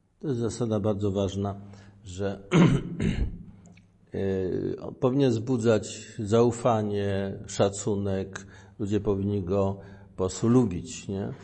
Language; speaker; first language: Polish; native; Polish